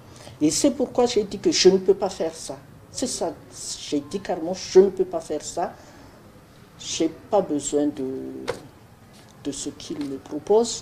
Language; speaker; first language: French; non-native, local second language; Malagasy